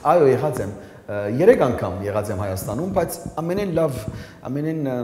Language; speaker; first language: Armenian; early bilingual, heritage; Armenian